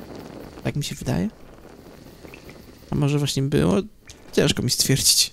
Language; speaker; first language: Polish; native; Polish